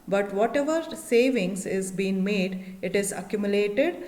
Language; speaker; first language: English; non-native, local second language; Kannada